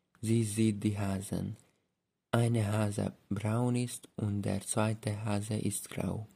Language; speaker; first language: German; non-native, learner; Hungarian